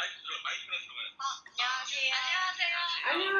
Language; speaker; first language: Korean; native; Korean